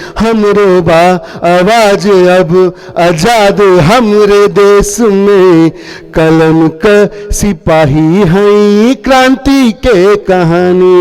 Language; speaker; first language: Hindi; non-native, local second language; Bhojpuri